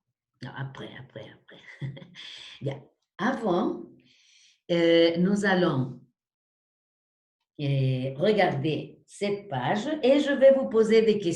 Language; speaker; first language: French; non-native, fluent; Spanish